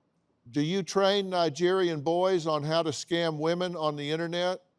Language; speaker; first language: English; native; English